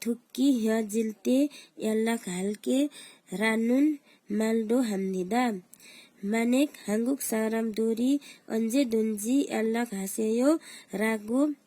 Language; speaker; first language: Korean; non-native, learner; Nepali